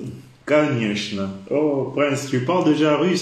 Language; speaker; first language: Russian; non-native, learner; French